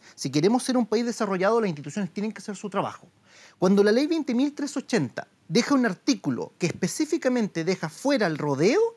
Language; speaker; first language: Spanish; native; Spanish